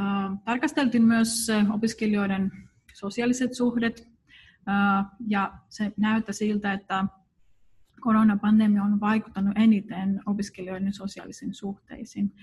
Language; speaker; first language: Finnish; non-native, fluent; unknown